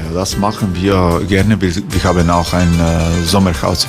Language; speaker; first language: German; non-native, learner; Croatian